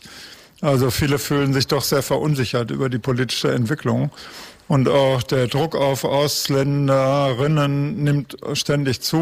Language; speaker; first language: German; native; German